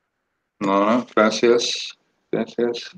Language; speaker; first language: Spanish; non-native, fluent; English